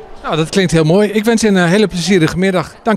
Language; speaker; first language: Dutch; native; Dutch